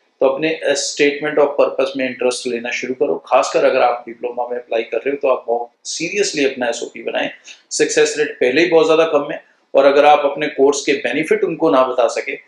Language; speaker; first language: Hindi; non-native, local second language; Punjabi